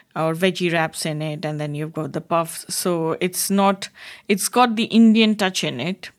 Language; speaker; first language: English; non-native, local second language; Bangla